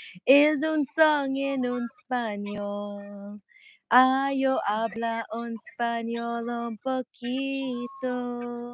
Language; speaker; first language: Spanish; non-native, learner; English